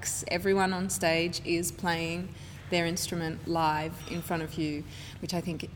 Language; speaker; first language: English; native; English